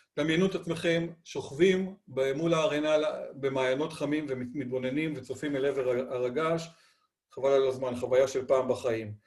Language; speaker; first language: Hebrew; non-native, fluent; Spanish